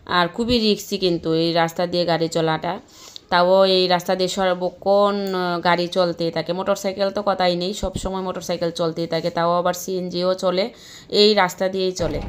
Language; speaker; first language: Bangla; native; Bangla